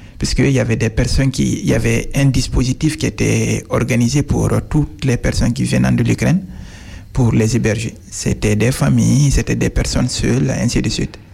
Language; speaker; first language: French; non-native, local second language; Fula